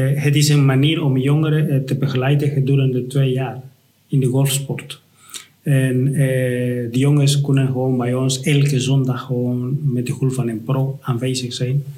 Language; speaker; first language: Dutch; non-native, fluent; Spanish